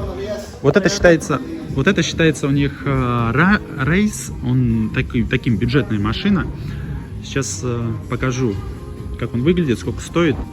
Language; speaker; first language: Russian; native; Russian